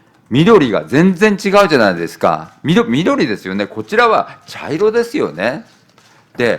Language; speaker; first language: Japanese; native; Japanese